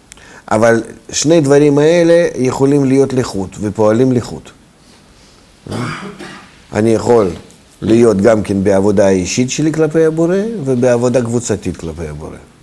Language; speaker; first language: Hebrew; non-native, fluent; Russian